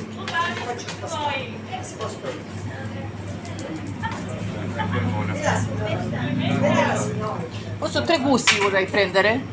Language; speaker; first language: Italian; non-native, learner; Ukrainian